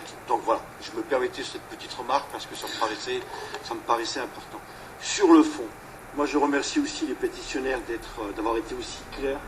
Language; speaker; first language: French; native; French